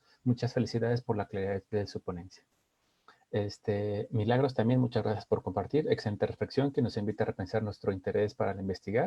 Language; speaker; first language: Spanish; native; Spanish